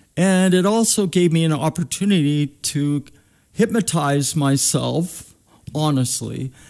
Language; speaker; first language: English; native; English